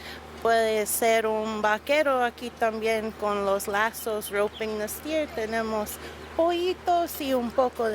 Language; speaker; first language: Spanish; non-native, fluent; English